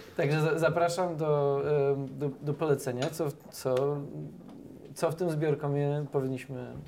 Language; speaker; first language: Polish; native; Polish